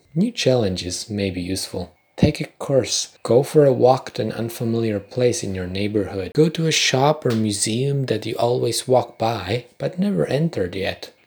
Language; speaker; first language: English; non-native, fluent; Polish